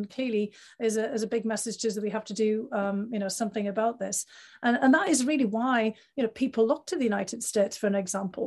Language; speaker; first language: English; native; English